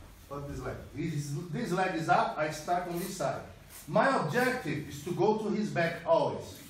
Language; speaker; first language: English; non-native, fluent; Portuguese